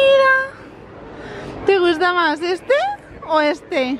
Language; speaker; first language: Spanish; native; Spanish